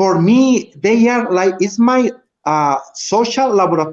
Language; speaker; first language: English; non-native, learner; Spanish